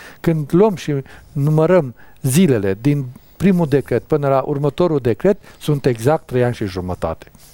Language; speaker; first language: Romanian; native; Romanian